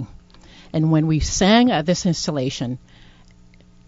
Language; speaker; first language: English; non-native, local second language; Akan